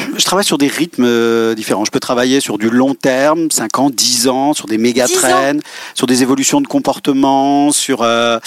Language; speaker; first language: French; native; French